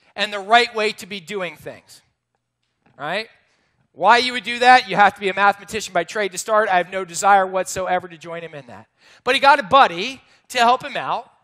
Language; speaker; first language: English; native; English